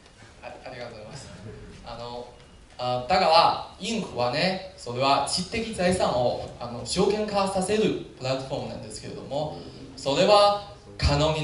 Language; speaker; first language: Japanese; non-native, learner; Chinese